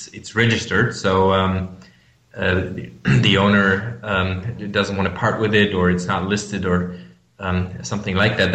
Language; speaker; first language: English; non-native, fluent; German